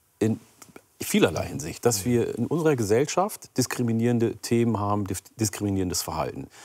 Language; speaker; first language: German; early bilingual, other home language; Oromo